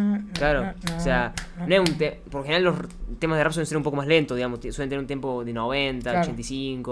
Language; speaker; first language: Spanish; native; Spanish